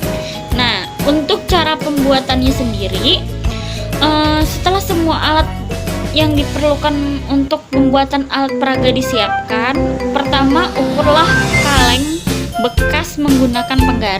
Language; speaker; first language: Indonesian; native; Indonesian